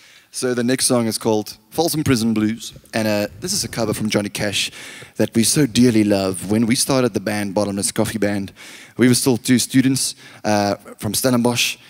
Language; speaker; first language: English; non-native, local second language; Afrikaans